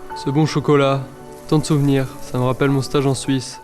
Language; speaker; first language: French; native; French